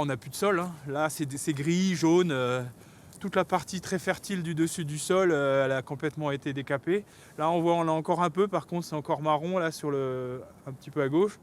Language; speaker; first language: French; native; French